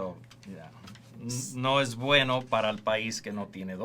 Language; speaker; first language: Spanish; early bilingual, heritage; Spanish